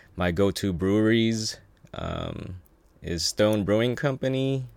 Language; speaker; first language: English; early bilingual, other home language; Filipino